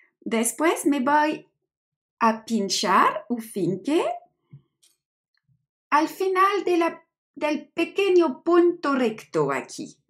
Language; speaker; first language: Spanish; non-native, learner; French